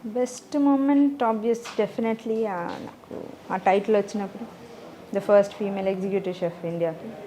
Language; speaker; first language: Telugu; native; Telugu